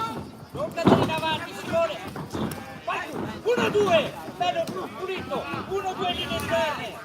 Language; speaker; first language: Italian; native; Italian